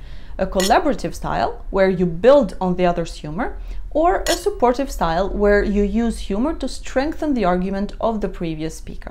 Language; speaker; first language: English; non-native, fluent; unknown